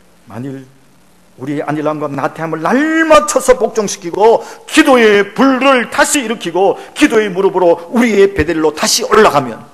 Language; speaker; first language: Korean; native; Korean